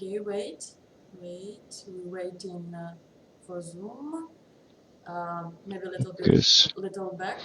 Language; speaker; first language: English; non-native, learner; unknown